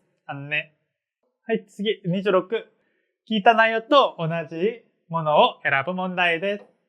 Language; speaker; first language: Japanese; non-native, fluent; Korean